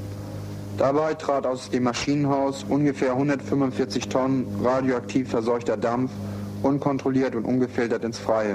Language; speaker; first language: German; native; German